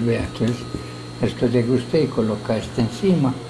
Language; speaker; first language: Spanish; native; Spanish